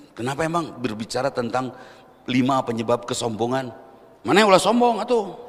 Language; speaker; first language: Indonesian; non-native, local second language; Sundanese